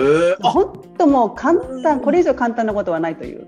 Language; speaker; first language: Japanese; native; Japanese